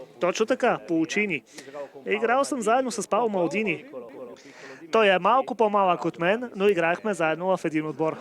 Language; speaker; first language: Bulgarian; non-native, fluent; Italian